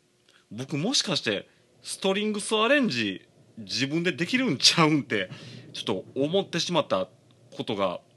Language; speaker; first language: Japanese; native; Japanese